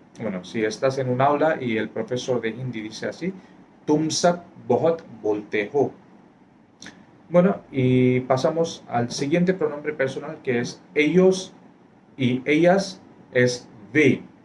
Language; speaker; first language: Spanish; non-native, fluent; Hindi